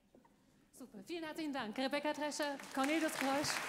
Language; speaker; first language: German; native; German